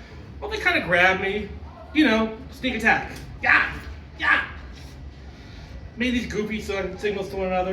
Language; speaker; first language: English; native; English